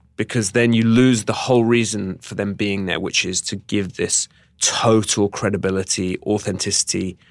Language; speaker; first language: English; native; English